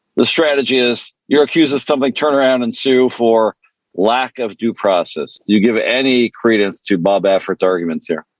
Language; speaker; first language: English; non-native, fluent; French